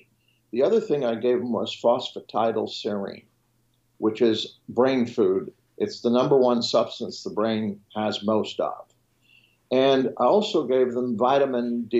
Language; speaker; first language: English; non-native, fluent; French